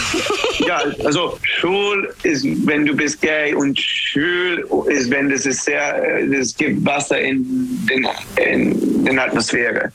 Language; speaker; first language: German; non-native, learner; English